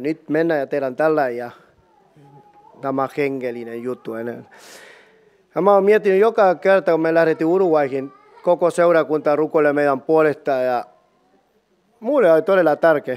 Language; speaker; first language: Finnish; non-native, learner; Spanish